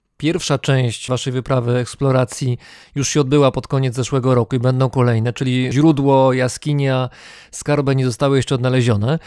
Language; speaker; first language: Polish; native; Polish